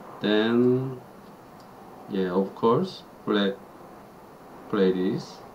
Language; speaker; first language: English; non-native, learner; Korean